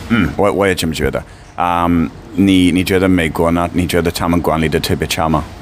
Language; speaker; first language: Chinese; non-native, fluent; English